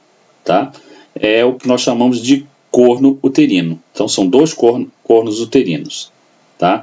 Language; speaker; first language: Portuguese; native; Portuguese